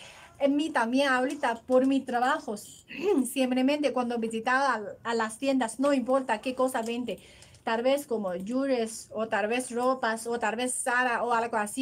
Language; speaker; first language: Spanish; non-native, learner; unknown